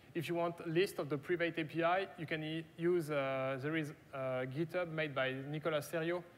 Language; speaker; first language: English; non-native, fluent; German